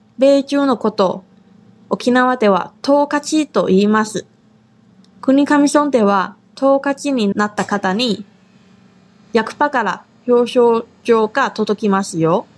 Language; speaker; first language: Japanese; non-native, fluent; Chinese